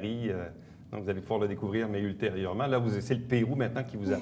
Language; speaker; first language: French; native; French